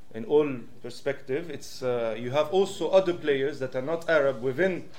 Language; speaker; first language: English; non-native, fluent; French